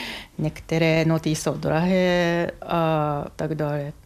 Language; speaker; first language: Czech; non-native, fluent; Japanese